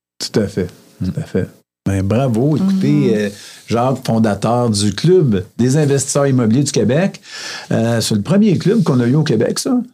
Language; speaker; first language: French; native; French